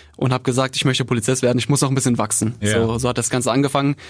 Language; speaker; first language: German; early bilingual, other home language; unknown